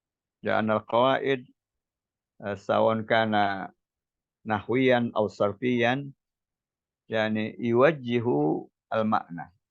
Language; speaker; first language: Arabic; non-native, fluent; Indonesian